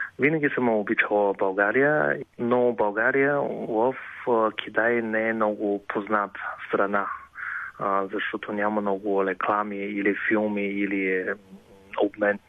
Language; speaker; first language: Bulgarian; non-native, fluent; Chinese